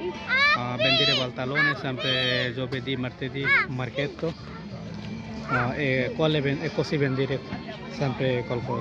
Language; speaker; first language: Italian; non-native, learner; Bangla